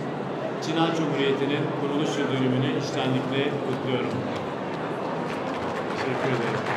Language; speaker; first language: Turkish; native; Turkish